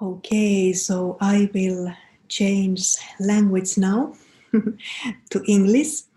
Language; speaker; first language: English; non-native, fluent; Finnish